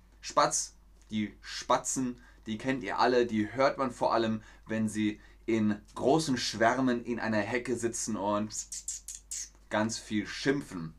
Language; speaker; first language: German; native; German